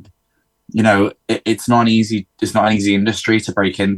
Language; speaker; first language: English; native; English